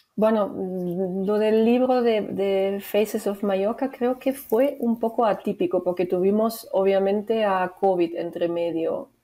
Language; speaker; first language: Spanish; non-native, fluent; German